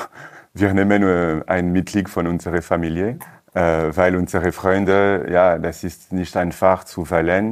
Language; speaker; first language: German; non-native, learner; French